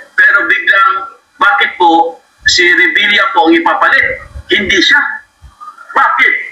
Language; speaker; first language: Filipino; non-native, local second language; Cebuano